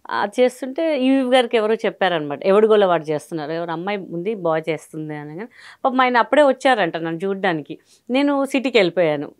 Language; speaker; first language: Telugu; non-native, local second language; Hindi